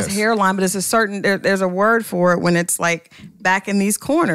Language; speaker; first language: English; native; English